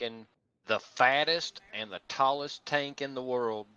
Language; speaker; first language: English; native; English